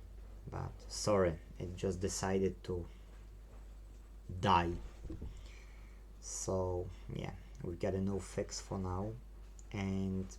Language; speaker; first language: English; non-native, fluent; Polish